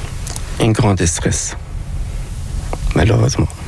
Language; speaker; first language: French; non-native, local second language; Arabic